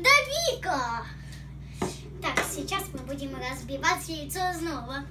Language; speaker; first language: Russian; early bilingual, heritage; Russian